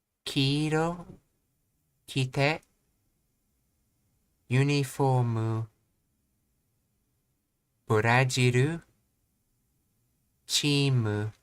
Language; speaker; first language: Japanese; non-native, learner; English